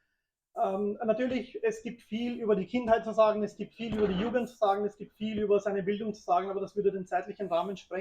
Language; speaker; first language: German; early bilingual, other home language; Urdu